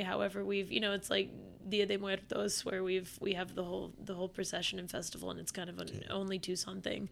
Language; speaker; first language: English; native; English